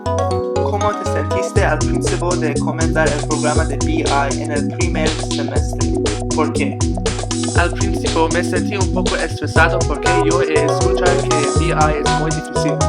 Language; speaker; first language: Spanish; non-native, learner; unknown